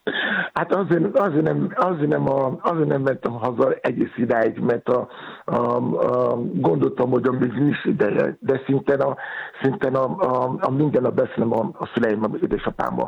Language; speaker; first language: Hungarian; non-native, learner; Yoruba